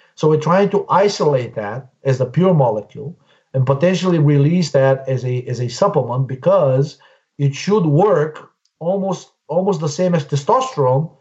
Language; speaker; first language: English; non-native, fluent; Bulgarian